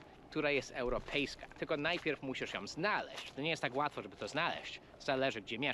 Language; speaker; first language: Polish; non-native, fluent; English